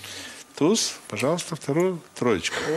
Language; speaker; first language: Russian; native; Russian